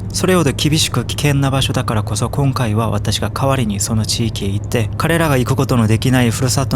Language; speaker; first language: Japanese; non-native, fluent; Korean